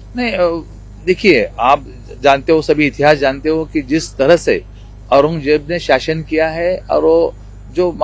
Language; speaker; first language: Hindi; non-native, local second language; Marathi